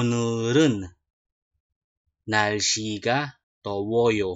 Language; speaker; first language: Korean; non-native, learner; Filipino